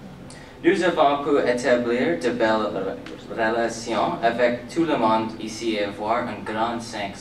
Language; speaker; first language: French; non-native, local second language; English